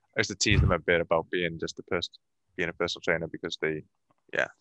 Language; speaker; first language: English; native; English